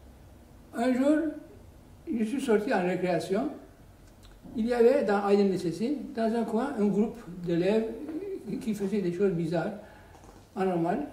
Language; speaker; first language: French; non-native, fluent; Turkish